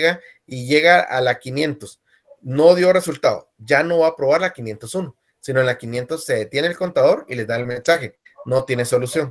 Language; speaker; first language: Spanish; native; Spanish